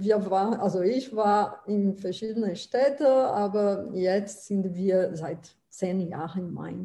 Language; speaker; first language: German; non-native, fluent; Portuguese